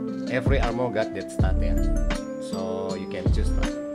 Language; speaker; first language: English; non-native, learner; Indonesian